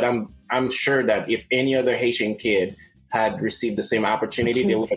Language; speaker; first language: English; non-native, fluent; Haitian Creole